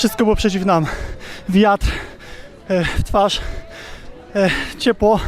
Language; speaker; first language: Polish; native; Polish